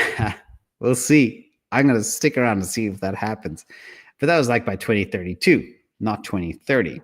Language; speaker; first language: English; native; English